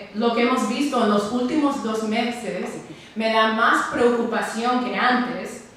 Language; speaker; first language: Spanish; non-native, fluent; English